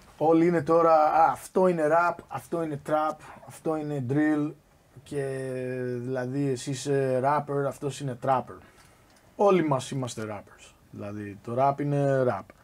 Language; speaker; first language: Greek; early bilingual, other home language; English